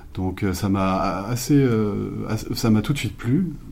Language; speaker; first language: French; native; French